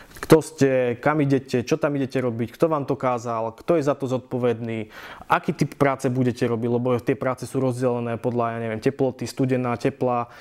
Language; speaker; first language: Slovak; native; Slovak